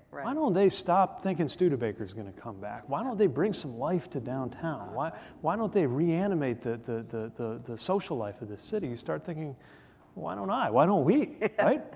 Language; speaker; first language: English; native; English